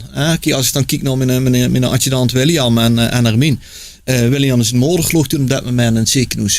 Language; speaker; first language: Dutch; native; Dutch